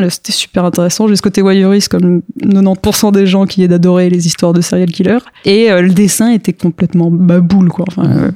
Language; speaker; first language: French; early bilingual, other home language; Spanish